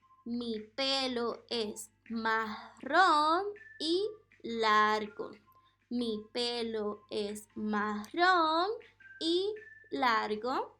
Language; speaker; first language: Spanish; non-native, fluent; English